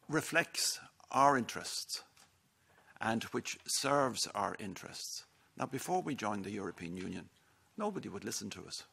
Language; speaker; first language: English; native; English